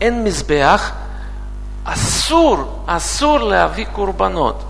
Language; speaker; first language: Hebrew; non-native, fluent; Russian